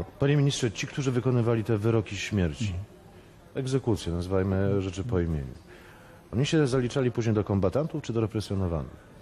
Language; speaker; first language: Polish; native; Polish